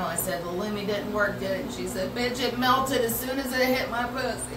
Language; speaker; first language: English; native; English